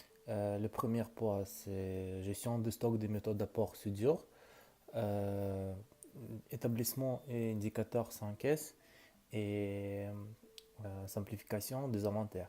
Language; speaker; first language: French; non-native, learner; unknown